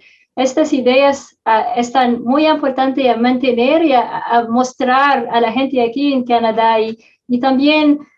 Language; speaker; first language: Spanish; non-native, fluent; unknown